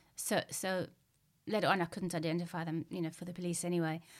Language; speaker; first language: English; native; English